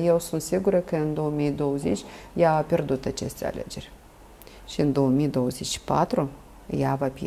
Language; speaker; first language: Romanian; non-native, local second language; Russian